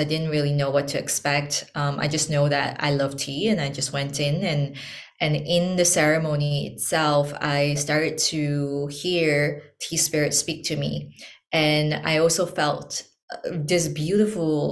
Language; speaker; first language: English; non-native, local second language; Chinese